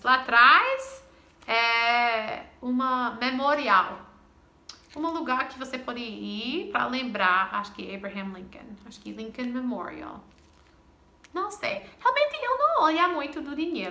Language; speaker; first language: Portuguese; non-native, fluent; English